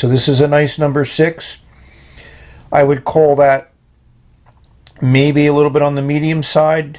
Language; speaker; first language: English; native; English